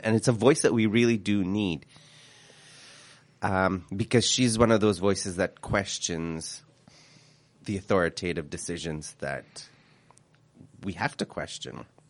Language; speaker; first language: English; early bilingual, other home language; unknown